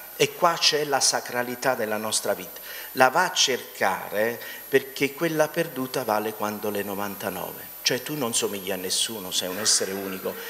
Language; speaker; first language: Italian; native; Italian